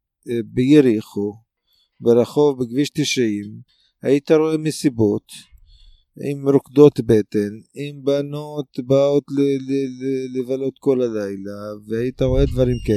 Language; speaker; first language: Hebrew; non-native, local second language; Arabic